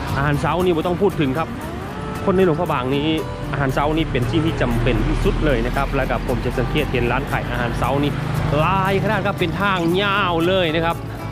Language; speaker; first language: Thai; native; Thai